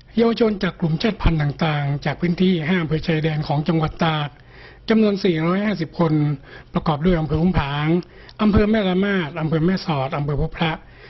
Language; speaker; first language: Thai; native; Thai